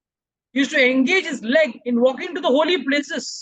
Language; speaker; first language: English; non-native, local second language; Hindi